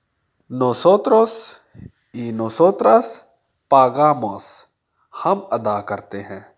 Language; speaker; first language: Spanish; non-native, fluent; Urdu